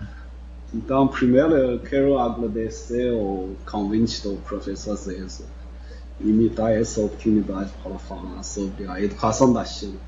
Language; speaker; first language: Portuguese; non-native, fluent; Chinese